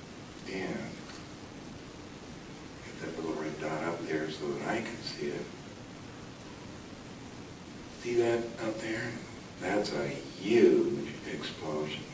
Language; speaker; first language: English; native; English